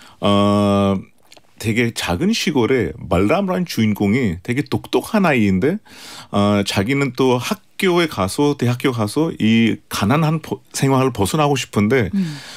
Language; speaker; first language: Korean; non-native, fluent; Hindi